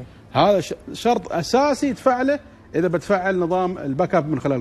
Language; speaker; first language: Arabic; native; Arabic